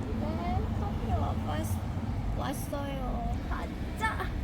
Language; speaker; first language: Korean; non-native, fluent; Lao